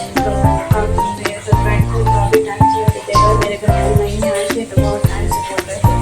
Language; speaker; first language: Hindi; native; Hindi